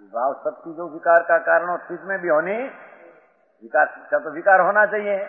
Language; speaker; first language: Hindi; non-native, local second language; Gujarati